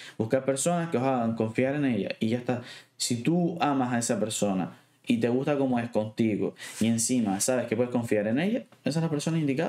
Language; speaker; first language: Spanish; native; Spanish